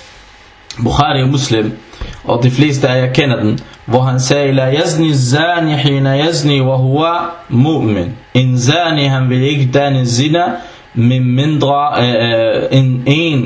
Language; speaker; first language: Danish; non-native, fluent; Arabic